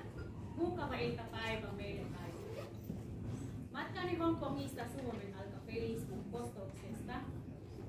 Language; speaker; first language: Finnish; non-native, learner; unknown